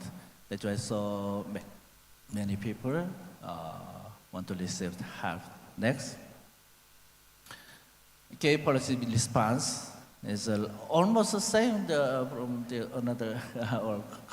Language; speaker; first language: English; non-native, learner; Korean